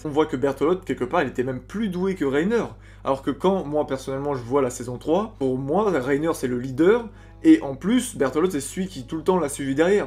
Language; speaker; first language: French; native; French